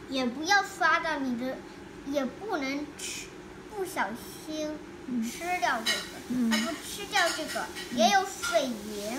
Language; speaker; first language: Chinese; early bilingual, heritage; Chinese